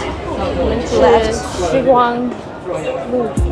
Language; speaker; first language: Chinese; non-native, learner; English